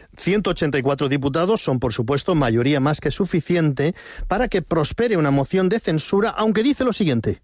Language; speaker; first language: Spanish; native; Spanish